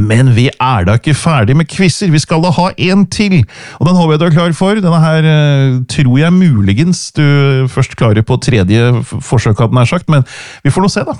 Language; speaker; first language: Norwegian; native; Norwegian